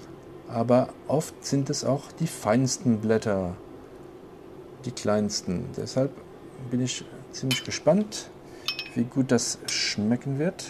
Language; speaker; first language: German; non-native, local second language; French